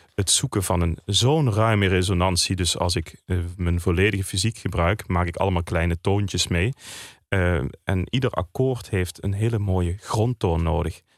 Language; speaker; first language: Dutch; native; Dutch